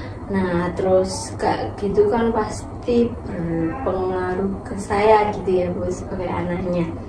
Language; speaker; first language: Indonesian; native; Indonesian